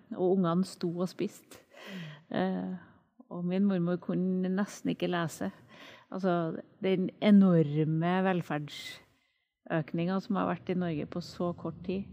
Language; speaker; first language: Norwegian; native; Norwegian